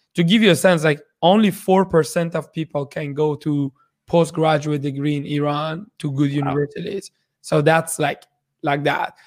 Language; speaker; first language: English; non-native, fluent; Persian